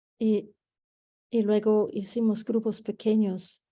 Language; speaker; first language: Spanish; early bilingual, heritage; Spanish